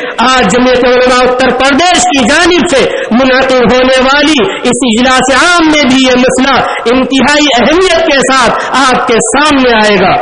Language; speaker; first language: Urdu; native; Urdu